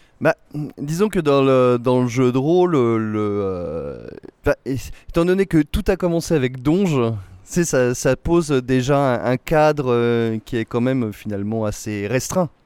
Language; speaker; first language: French; native; French